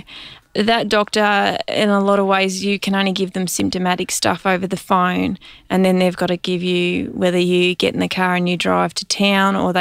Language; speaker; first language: English; native; English